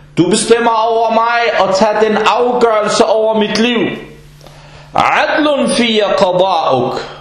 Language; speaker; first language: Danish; non-native, fluent; Arabic